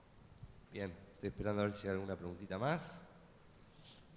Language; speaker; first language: Spanish; native; Spanish